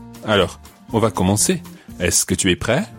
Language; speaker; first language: French; non-native, fluent; English